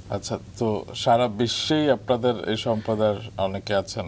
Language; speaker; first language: Bangla; native; Bangla